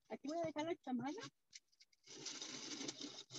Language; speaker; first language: Spanish; native; Spanish